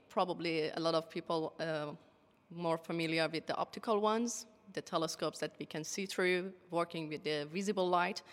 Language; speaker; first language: English; non-native, fluent; Persian